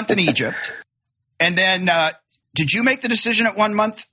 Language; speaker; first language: English; native; English